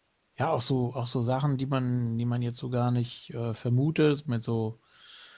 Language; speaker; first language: German; native; German